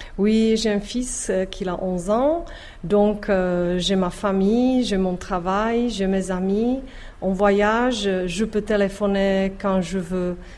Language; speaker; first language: French; non-native, fluent; Czech